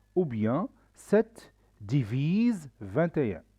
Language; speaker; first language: French; non-native, local second language; Arabic